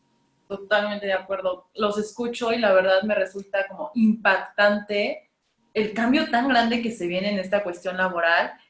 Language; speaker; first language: Spanish; native; Spanish